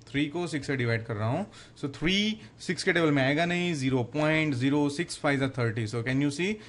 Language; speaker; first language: Hindi; non-native, local second language; Gujarati